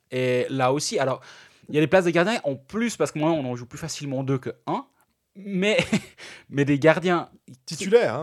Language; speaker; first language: French; native; French